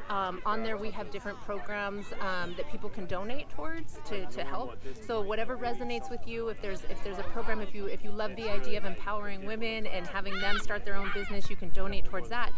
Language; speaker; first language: English; early bilingual, other home language; Spanish